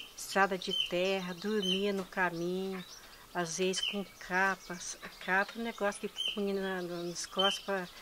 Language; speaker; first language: Portuguese; native; Portuguese